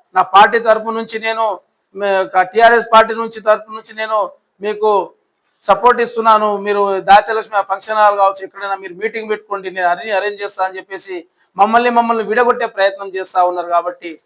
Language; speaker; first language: Telugu; non-native, local second language; Lambadi